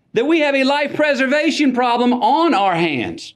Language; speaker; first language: English; native; English